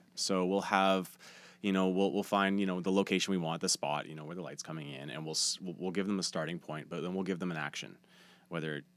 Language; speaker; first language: English; native; English